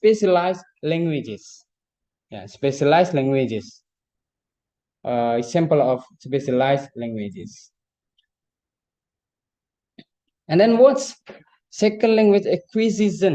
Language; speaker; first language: English; non-native, fluent; Indonesian